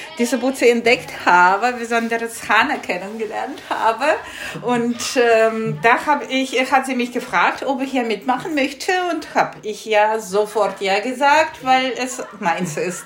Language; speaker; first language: German; non-native, fluent; Russian